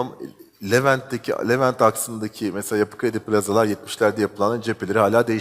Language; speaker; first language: Turkish; native; Turkish